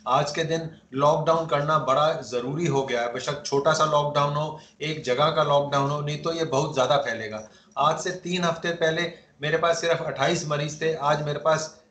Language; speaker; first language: Hindi; native; Hindi